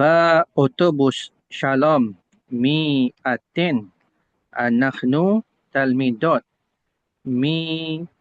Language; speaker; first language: Hebrew; non-native, learner; Indonesian